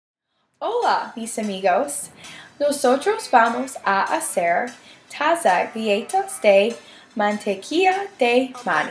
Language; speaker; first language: Spanish; non-native, learner; English